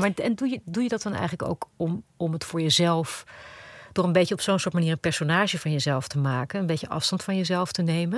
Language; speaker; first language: Dutch; native; Dutch